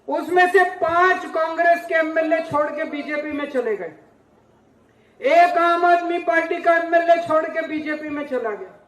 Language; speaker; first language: Hindi; native; Hindi